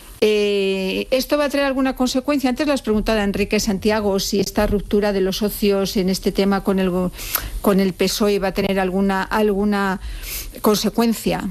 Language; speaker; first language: Spanish; native; Spanish